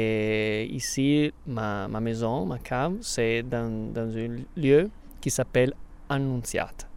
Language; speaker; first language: French; non-native, fluent; Italian